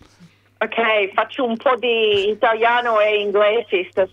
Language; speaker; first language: Italian; early bilingual, heritage; English